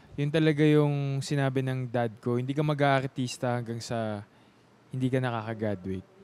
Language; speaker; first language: Filipino; native; Filipino